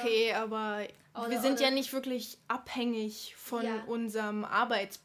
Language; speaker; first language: German; native; German